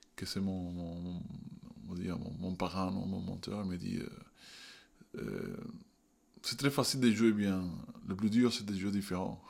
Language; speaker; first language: French; non-native, fluent; Spanish